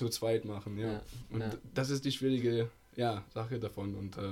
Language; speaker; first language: German; non-native, fluent; Italian